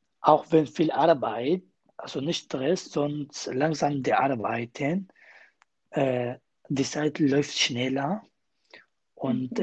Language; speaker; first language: German; non-native, learner; Kurdish